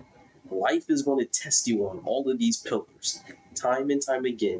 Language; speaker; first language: English; native; English